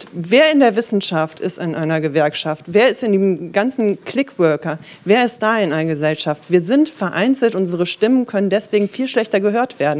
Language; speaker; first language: German; native; German